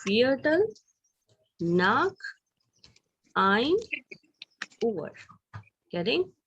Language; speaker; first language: German; non-native, fluent; Hindi